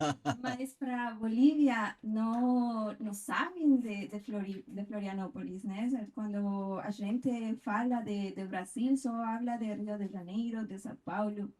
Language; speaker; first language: Portuguese; non-native, fluent; Spanish